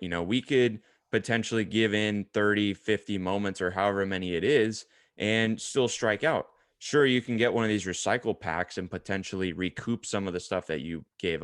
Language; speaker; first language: English; native; English